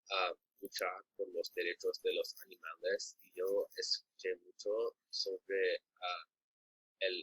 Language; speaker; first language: Spanish; non-native, learner; English